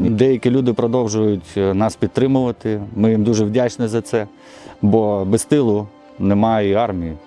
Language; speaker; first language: Ukrainian; non-native, local second language; Russian